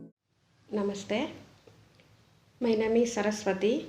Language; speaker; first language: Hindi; non-native, local second language; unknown